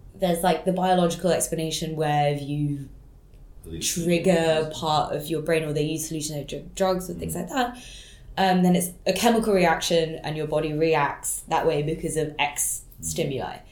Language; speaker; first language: English; non-native, local second language; French